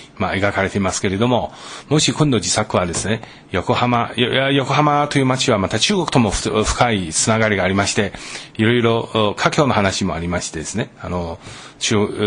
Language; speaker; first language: Japanese; non-native, fluent; Chinese